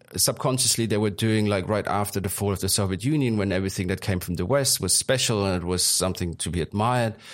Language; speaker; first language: English; early bilingual, other home language; German